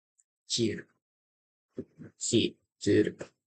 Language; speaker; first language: Russian; non-native, learner; English